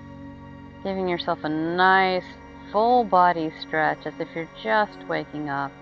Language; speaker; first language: English; native; English